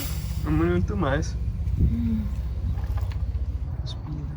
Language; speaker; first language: Portuguese; non-native, learner; English